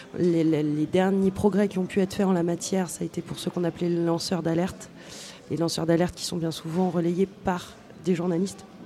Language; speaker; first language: French; native; French